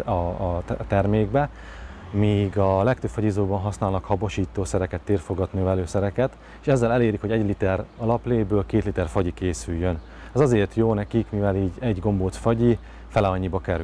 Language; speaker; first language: Hungarian; native; Hungarian